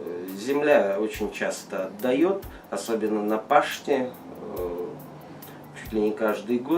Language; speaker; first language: Russian; native; Russian